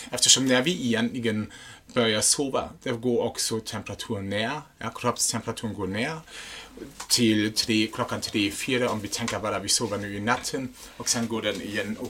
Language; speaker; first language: Swedish; non-native, fluent; German